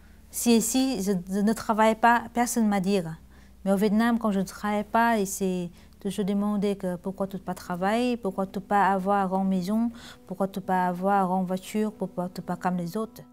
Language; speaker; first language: French; non-native, learner; Vietnamese